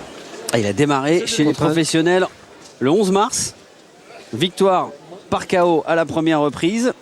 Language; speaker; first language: French; native; French